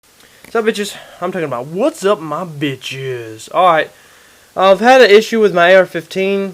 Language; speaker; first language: English; native; English